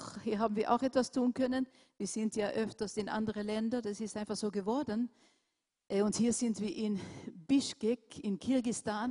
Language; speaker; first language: German; non-native, fluent; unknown